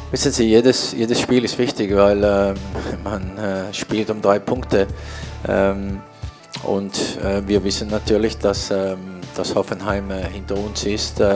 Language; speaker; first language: German; non-native, fluent; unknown